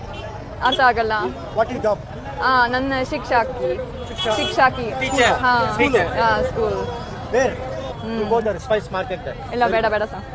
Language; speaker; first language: Kannada; non-native, learner; Hindi